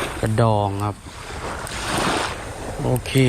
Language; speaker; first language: Thai; native; Thai